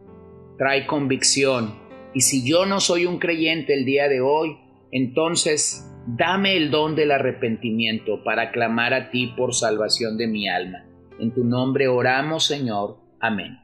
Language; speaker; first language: Spanish; native; Spanish